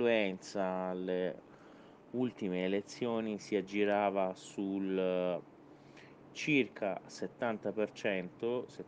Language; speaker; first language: Italian; non-native, fluent; Persian